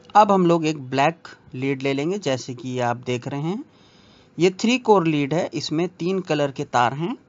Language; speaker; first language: Hindi; native; Hindi